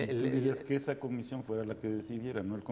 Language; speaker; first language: Spanish; native; Spanish